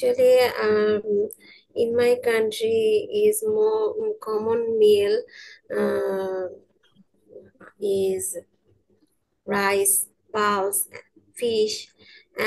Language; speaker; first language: English; non-native, learner; Bangla